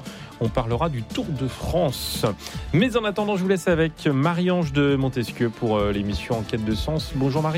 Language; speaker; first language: French; native; French